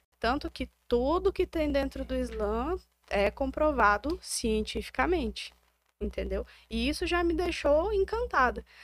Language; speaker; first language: Portuguese; native; Portuguese